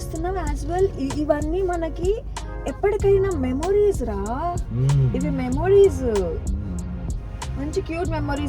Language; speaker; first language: Telugu; native; Telugu